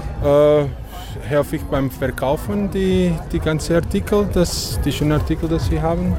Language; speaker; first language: German; non-native, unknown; Portuguese